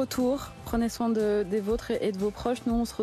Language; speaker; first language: French; native; French